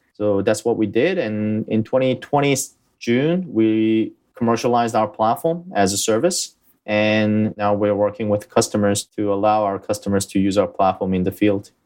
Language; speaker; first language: English; early bilingual, other home language; Korean